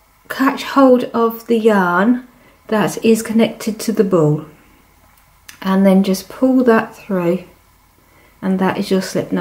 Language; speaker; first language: English; native; English